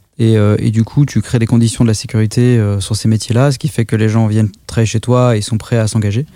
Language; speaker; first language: French; native; French